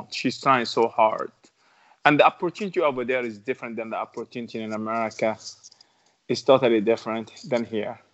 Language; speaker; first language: English; non-native, learner; Arabic